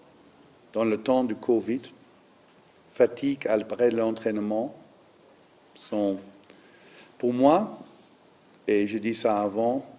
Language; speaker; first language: French; non-native, learner; Dutch